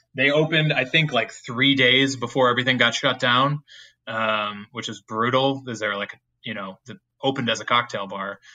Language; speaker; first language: English; native; English